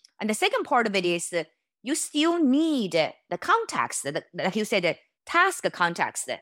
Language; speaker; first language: English; non-native, fluent; Chinese